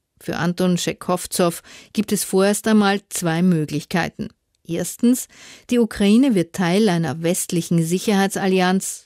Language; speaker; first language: German; native; German